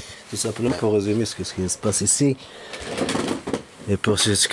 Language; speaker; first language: French; non-native, learner; Arabic